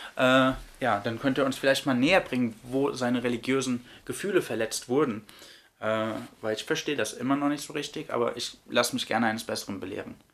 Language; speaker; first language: German; native; German